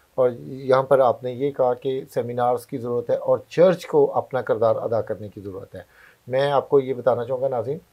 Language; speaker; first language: Urdu; non-native, local second language; Punjabi